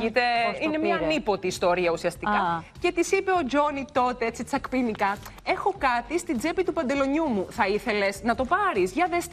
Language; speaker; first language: Greek; native; Greek